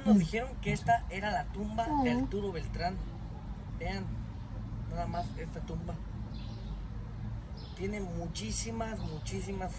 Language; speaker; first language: Spanish; native; Spanish